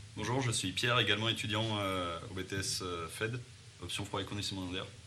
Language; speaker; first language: French; native; French